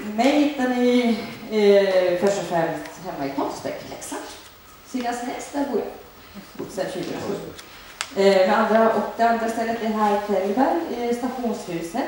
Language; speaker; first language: Swedish; early bilingual, other home language; Finnish